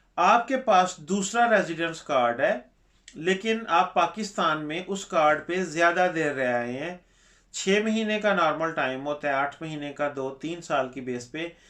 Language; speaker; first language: Urdu; non-native, local second language; Punjabi